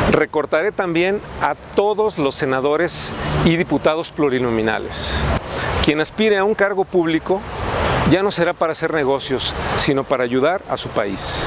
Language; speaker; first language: Spanish; native; Spanish